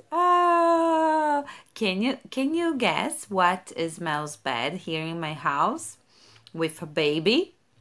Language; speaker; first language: English; non-native, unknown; Portuguese